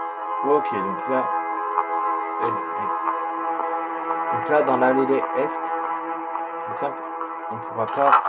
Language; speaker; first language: French; native; French